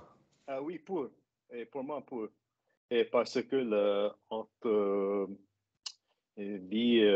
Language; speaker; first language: French; non-native, learner; English